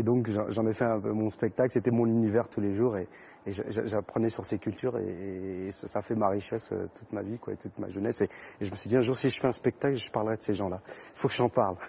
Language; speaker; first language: French; early bilingual, other home language; Arabic